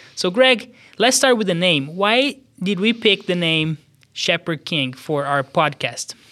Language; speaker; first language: English; non-native, fluent; Portuguese